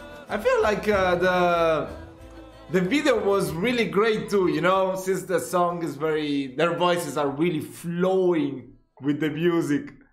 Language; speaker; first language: English; non-native, fluent; Italian